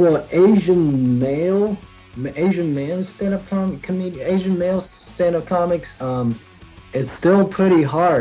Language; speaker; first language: English; non-native, fluent; Chinese